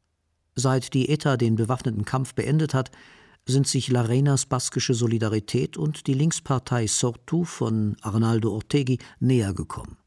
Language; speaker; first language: German; native; German